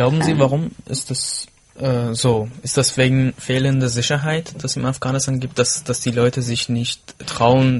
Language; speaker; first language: German; non-native, fluent; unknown